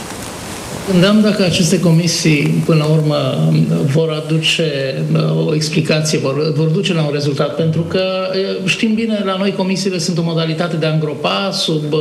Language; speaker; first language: Romanian; native; Romanian